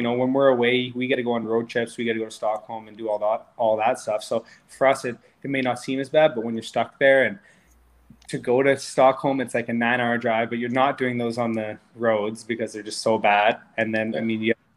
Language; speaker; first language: English; native; English